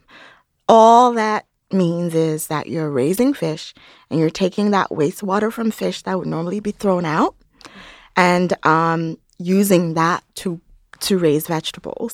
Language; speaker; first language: English; non-native, local second language; Yoruba